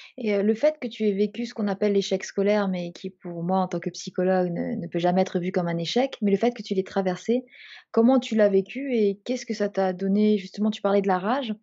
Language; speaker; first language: French; native; French